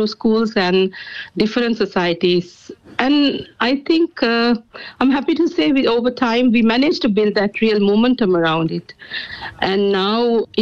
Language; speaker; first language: English; non-native, local second language; Sinhala